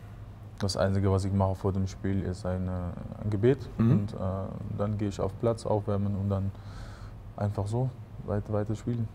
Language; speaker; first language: German; non-native, fluent; Dutch